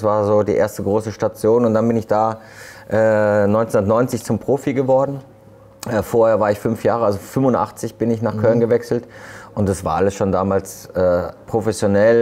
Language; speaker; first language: German; native; German